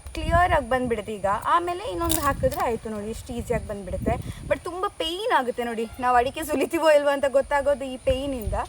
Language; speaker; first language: Kannada; non-native, local second language; Tulu